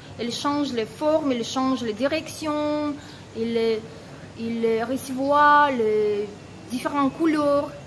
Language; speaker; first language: French; non-native, fluent; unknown